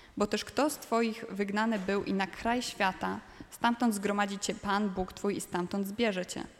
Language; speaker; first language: Polish; native; Polish